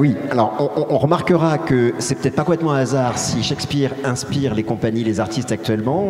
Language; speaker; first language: French; native; French